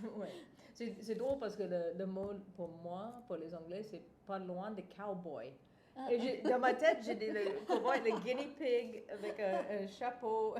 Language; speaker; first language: French; non-native, fluent; English